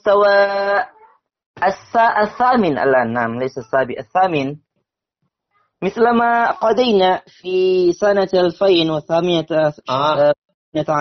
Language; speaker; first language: Arabic; non-native, learner; Indonesian